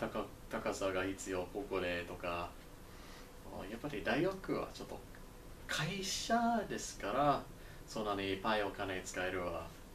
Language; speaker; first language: Japanese; non-native, learner; English